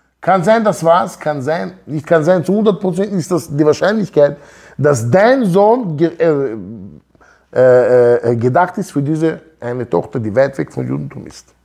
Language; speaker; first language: German; early bilingual, other home language; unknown